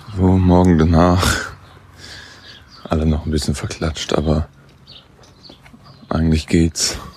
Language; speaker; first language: German; native; German